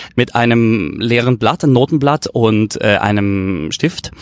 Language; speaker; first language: German; native; German